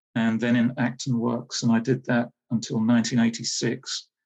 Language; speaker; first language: English; native; English